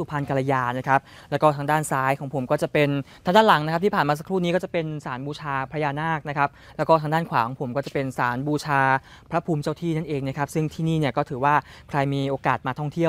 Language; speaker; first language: Thai; native; Thai